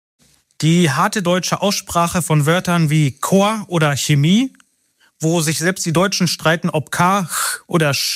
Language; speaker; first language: German; native; German